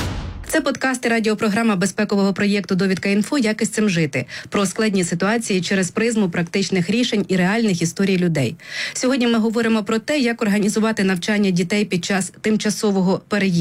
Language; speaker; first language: Ukrainian; native; Ukrainian